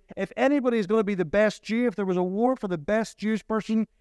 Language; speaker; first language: English; native; English